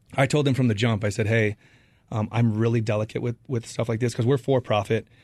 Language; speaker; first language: English; native; English